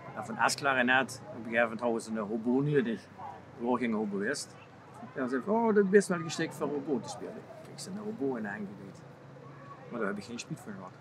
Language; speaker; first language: Dutch; native; Dutch